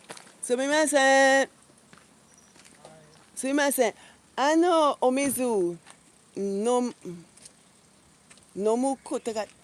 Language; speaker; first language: Japanese; non-native, learner; English